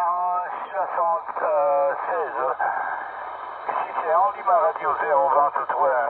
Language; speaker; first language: French; non-native, learner; Italian